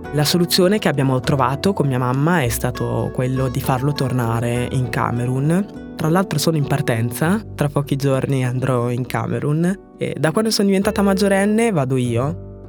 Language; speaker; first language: Italian; early bilingual, other home language; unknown